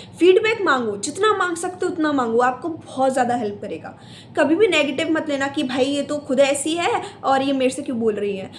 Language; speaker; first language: Hindi; native; Hindi